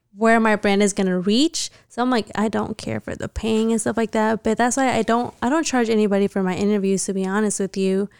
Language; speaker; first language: English; early bilingual, other home language; Spanish